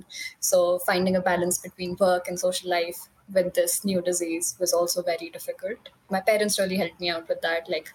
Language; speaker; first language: English; non-native, local second language; Hindi